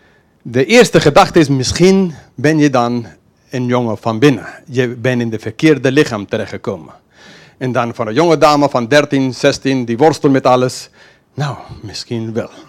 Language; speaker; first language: Dutch; non-native, fluent; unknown